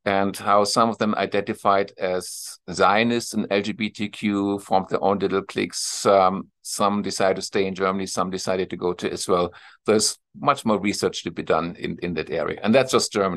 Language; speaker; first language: English; non-native, fluent; German